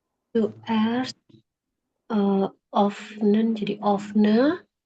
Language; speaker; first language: German; non-native, learner; Indonesian